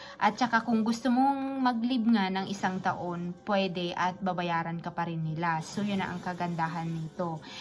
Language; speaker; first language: Filipino; non-native, local second language; Iloko